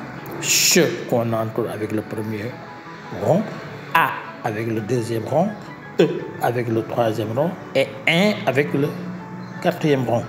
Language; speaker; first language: French; native; French